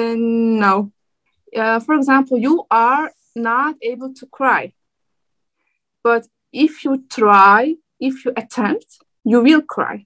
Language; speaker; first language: English; non-native, learner; Turkmen